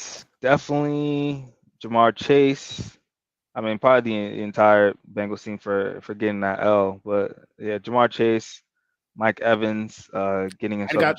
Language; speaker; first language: English; native; English